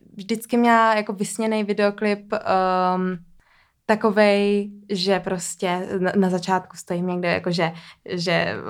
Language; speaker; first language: Czech; early bilingual, other home language; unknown